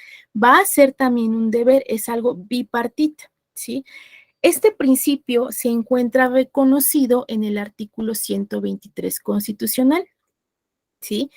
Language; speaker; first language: Spanish; native; Spanish